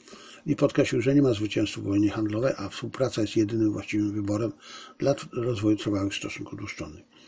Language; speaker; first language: Polish; native; Polish